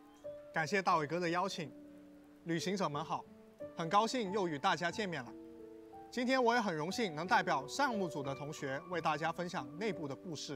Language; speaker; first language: Chinese; native; Chinese